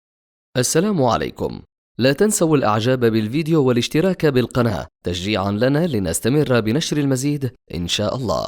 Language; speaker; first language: Arabic; native; Arabic